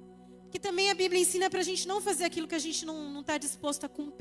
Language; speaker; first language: Portuguese; native; Portuguese